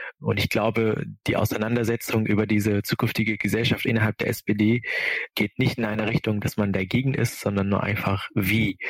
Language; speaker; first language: German; non-native, fluent; Arabic